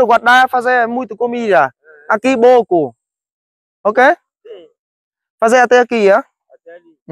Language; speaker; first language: Portuguese; non-native, learner; Vietnamese